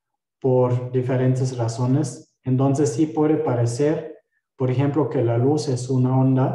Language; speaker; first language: Spanish; non-native, fluent; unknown